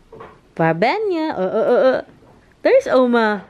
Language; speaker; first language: Dutch; non-native, learner; Cebuano